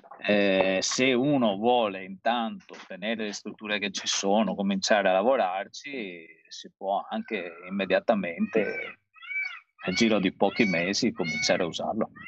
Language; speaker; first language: Italian; native; Italian